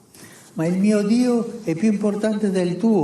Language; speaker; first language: Italian; non-native, fluent; Spanish